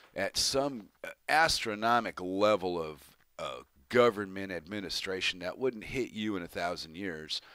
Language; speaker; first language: English; native; English